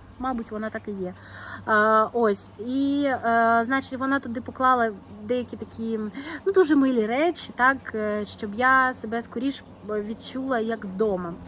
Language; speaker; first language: Ukrainian; non-native, local second language; Russian